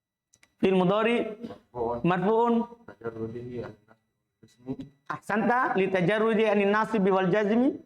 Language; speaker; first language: Arabic; non-native, fluent; Indonesian